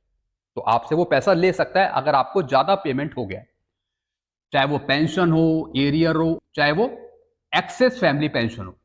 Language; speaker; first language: Hindi; native; Hindi